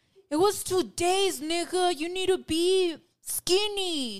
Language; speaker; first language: English; early bilingual, other home language; Spanish